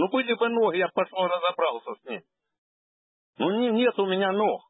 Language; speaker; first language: Russian; native; Russian